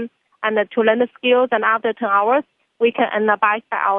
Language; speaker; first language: English; non-native, fluent; Chinese